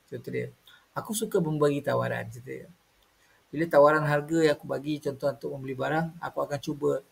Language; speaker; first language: Malay; native; Malay